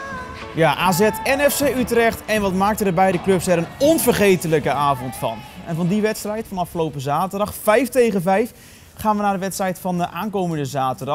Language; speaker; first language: Dutch; native; Dutch